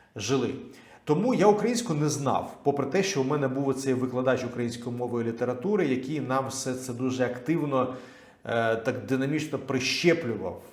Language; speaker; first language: Ukrainian; non-native, local second language; Russian